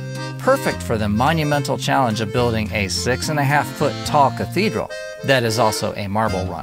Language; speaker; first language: English; native; English